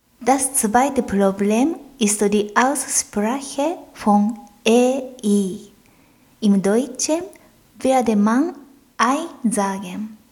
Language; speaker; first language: German; non-native, fluent; Japanese